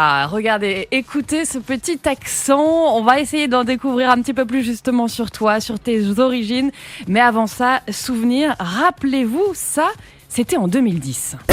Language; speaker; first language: French; native; French